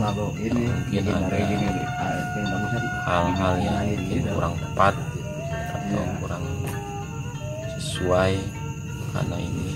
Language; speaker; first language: Indonesian; native; Indonesian